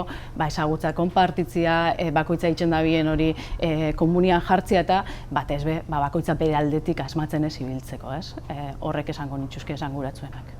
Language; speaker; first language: Basque; native; Basque